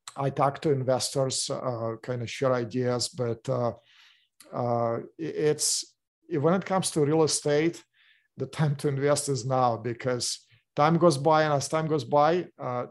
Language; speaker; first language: English; non-native, fluent; Russian